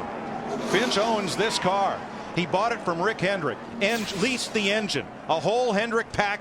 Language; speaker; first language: English; native; English